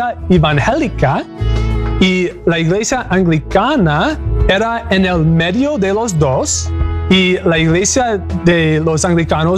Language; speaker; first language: Spanish; non-native, learner; English